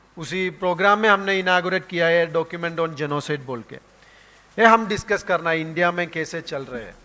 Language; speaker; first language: Hindi; non-native, local second language; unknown